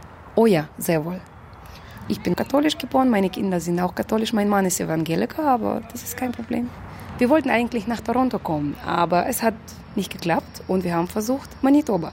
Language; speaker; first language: German; early bilingual, heritage; German